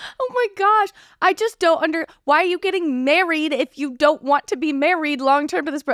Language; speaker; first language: English; native; English